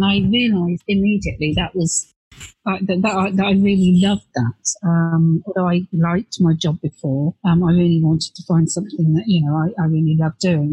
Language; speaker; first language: English; native; English